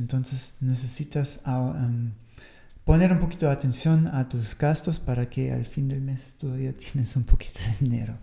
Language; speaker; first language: Spanish; non-native, fluent; German